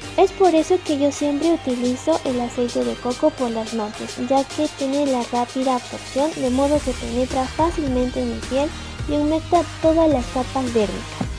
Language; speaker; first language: Spanish; native; Spanish